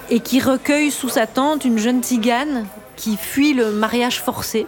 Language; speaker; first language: French; native; French